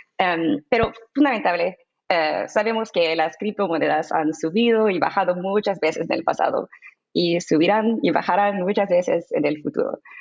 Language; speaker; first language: Spanish; non-native, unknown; English